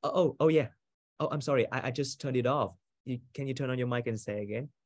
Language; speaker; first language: English; non-native, fluent; Vietnamese